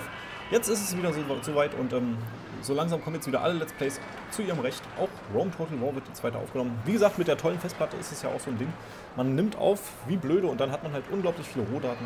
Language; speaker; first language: German; native; German